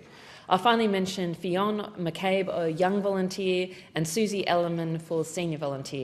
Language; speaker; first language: English; native; English